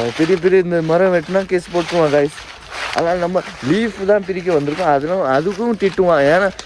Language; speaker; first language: Tamil; non-native, learner; Nepali